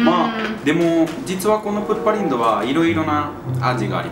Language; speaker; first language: Japanese; non-native, learner; Spanish